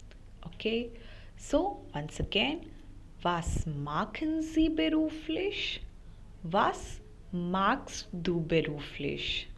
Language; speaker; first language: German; non-native, fluent; Hindi